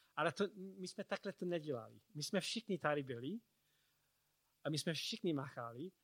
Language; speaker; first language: Czech; non-native, learner; English